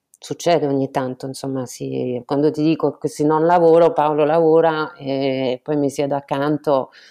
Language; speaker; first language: Italian; non-native, fluent; French